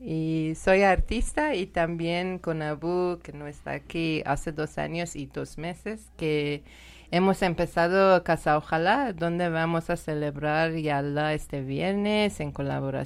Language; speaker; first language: Spanish; non-native, learner; Persian